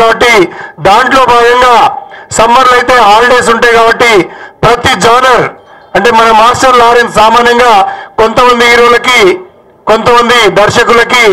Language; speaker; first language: Telugu; native; Telugu